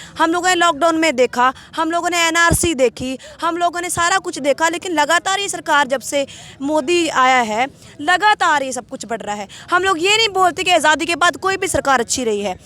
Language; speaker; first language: Hindi; non-native, local second language; Punjabi